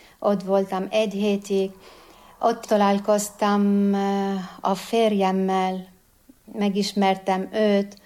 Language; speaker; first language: Hungarian; non-native, fluent; Arabic